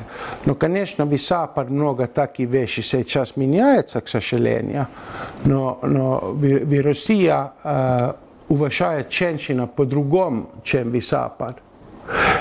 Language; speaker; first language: Russian; non-native, learner; Finnish